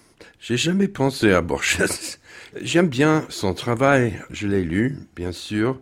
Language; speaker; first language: French; non-native, fluent; English